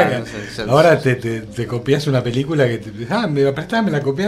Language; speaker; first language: Spanish; native; Spanish